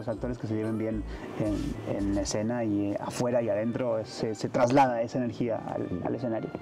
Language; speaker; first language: Spanish; native; Spanish